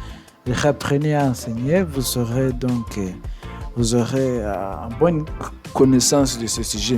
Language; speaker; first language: French; non-native, learner; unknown